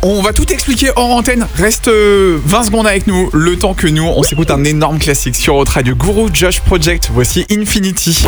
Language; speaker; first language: French; native; French